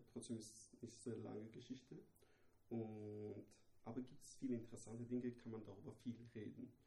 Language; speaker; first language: German; non-native, fluent; Persian